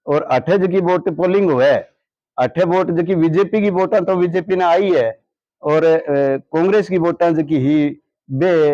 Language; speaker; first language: Hindi; native; Hindi